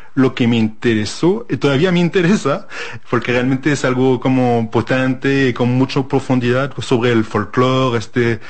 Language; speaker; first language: Spanish; non-native, fluent; French